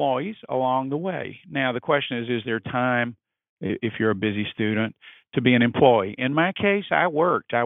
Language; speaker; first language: English; native; English